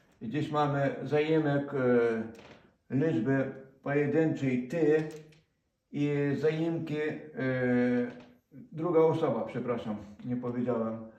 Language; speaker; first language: Polish; non-native, fluent; Ukrainian